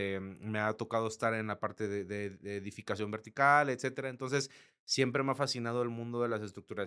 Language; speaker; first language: Spanish; native; Spanish